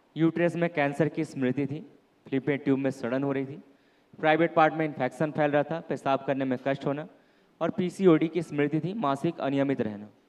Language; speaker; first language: Hindi; native; Hindi